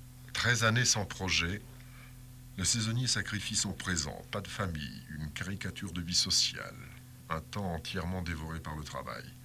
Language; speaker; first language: French; native; French